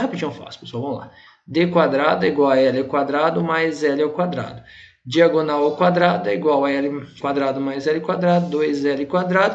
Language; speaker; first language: Portuguese; native; Portuguese